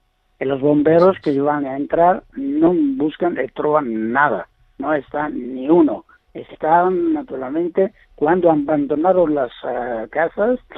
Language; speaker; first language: Spanish; non-native, learner; Greek